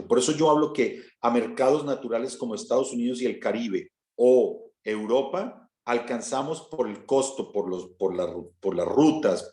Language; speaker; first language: Spanish; non-native, fluent; Russian